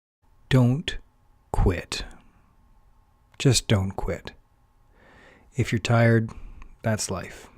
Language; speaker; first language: English; native; English